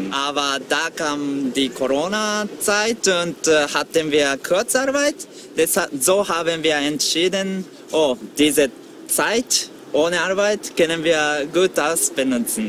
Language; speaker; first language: German; non-native, fluent; Japanese